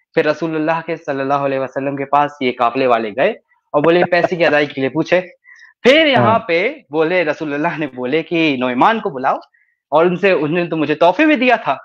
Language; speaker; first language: Hindi; native; Hindi